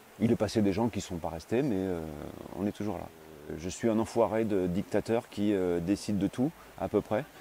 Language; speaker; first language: French; native; French